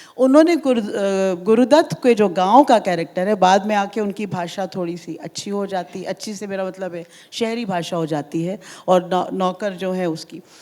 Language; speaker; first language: Hindi; native; Hindi